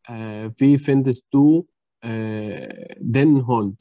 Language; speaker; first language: German; non-native, learner; Arabic